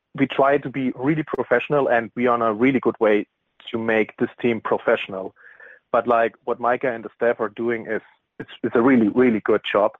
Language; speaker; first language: English; non-native, fluent; German